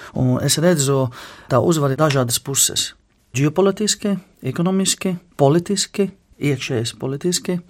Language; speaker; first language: Latvian; non-native, fluent; Arabic